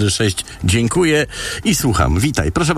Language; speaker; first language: Polish; native; Polish